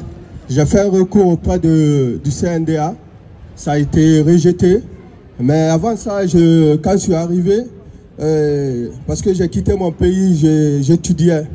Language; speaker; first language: French; non-native, fluent; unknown